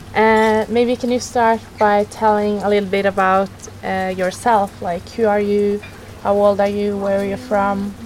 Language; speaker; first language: English; non-native, fluent; Norwegian